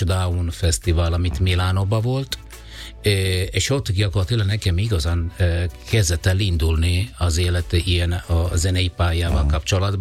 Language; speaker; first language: Hungarian; non-native, learner; Italian